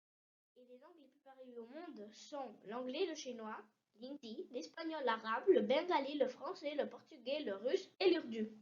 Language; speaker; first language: French; early bilingual, heritage; French